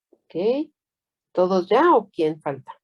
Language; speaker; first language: Spanish; native; Spanish